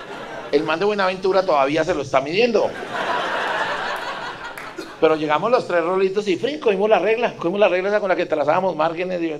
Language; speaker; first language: Spanish; native; Spanish